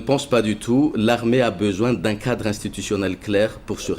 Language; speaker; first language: French; non-native, local second language; Malagasy